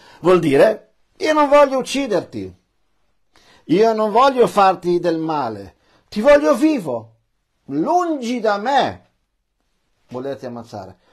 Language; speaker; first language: Italian; early bilingual, other home language; Persian